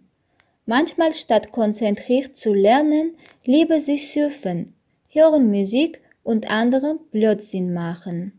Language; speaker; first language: German; non-native, learner; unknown